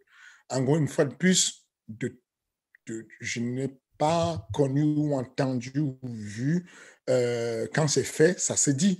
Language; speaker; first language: French; native; French